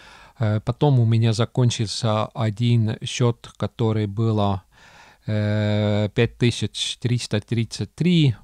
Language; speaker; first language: Russian; non-native, local second language; Estonian